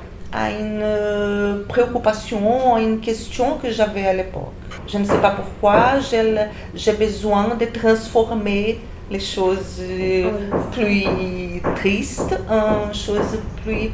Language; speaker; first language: French; non-native, fluent; Portuguese